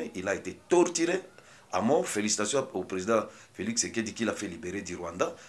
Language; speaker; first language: French; non-native, local second language; Swahili